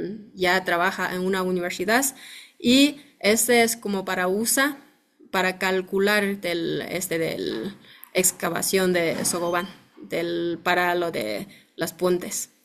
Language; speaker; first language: Spanish; non-native, fluent; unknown